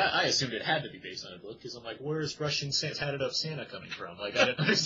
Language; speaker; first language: English; native; English